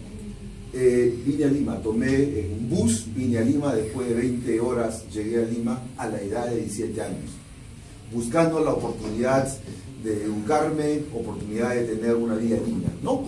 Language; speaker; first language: Spanish; non-native, local second language; Shipibo-Conibo